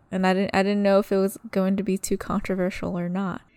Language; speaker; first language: English; early bilingual, other home language; Malagasy